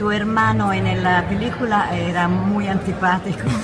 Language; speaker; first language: Spanish; non-native, fluent; Italian